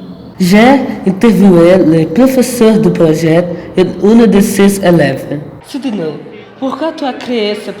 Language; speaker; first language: French; non-native, learner; Portuguese